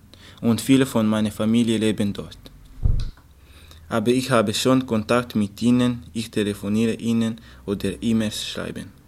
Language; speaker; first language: German; non-native, learner; Kinyarwanda